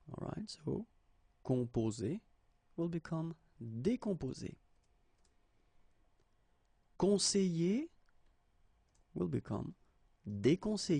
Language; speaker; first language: French; native; French